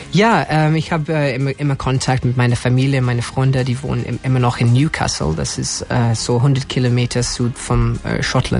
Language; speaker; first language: German; non-native, learner; English